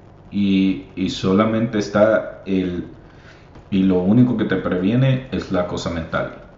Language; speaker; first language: Spanish; native; Spanish